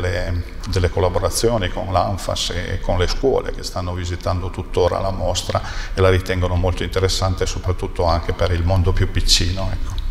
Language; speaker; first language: Italian; native; Italian